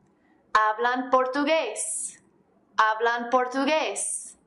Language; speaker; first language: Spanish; non-native, fluent; English